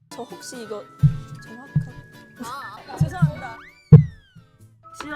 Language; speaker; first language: Korean; non-native, learner; Chinese